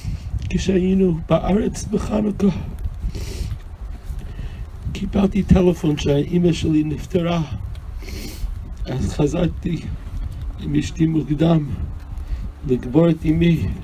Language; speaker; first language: Hebrew; non-native, fluent; English